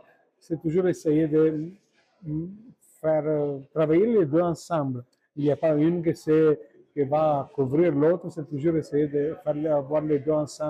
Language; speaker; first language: French; non-native, learner; Italian